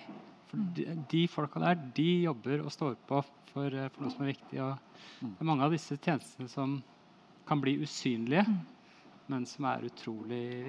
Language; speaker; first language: Norwegian; native; Norwegian